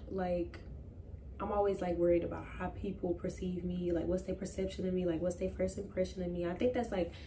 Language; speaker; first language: English; native; English